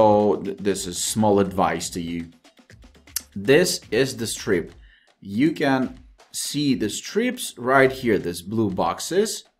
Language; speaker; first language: English; non-native, fluent; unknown